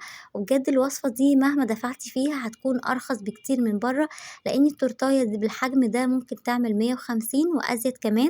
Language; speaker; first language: Arabic; native; Arabic